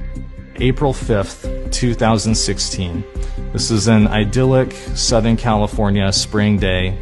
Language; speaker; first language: English; native; English